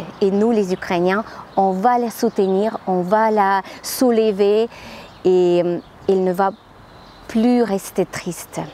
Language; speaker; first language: French; non-native, fluent; Ukrainian